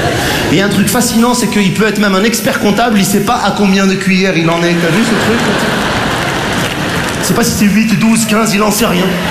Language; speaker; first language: French; native; French